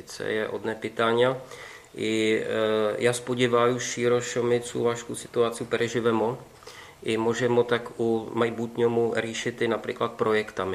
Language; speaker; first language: Ukrainian; non-native, fluent; Czech